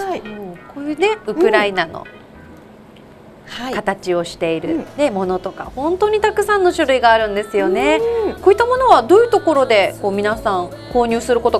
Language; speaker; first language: Japanese; native; Japanese